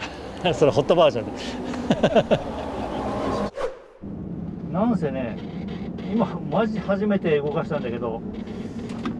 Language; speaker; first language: Japanese; native; Japanese